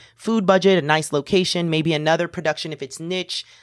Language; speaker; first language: English; early bilingual, other home language; Spanish